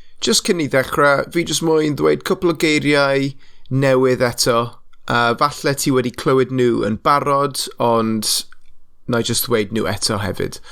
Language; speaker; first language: Welsh; non-native, local second language; English